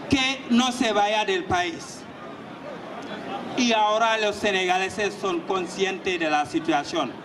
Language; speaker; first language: Spanish; non-native, fluent; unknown